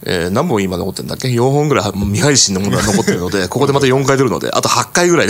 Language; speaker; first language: Japanese; native; Japanese